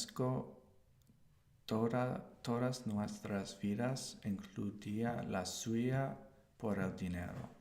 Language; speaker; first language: Spanish; non-native, learner; English